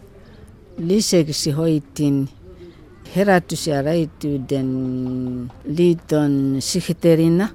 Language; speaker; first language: Finnish; non-native, fluent; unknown